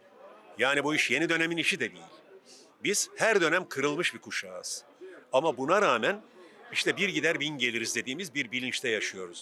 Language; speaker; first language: Turkish; native; Turkish